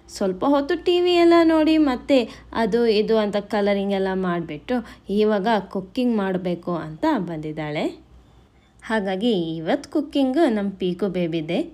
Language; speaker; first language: Kannada; non-native, local second language; Tulu